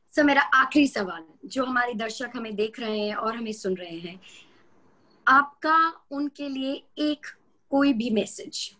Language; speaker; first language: Hindi; native; Hindi